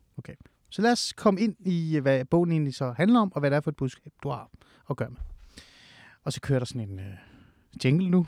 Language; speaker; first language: Danish; early bilingual, other home language; Persian